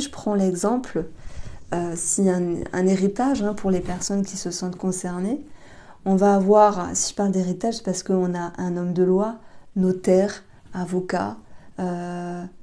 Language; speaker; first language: French; native; French